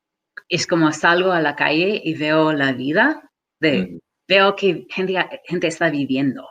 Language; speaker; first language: Spanish; non-native, fluent; English